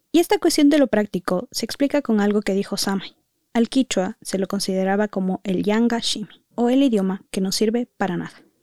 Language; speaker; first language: Spanish; native; Spanish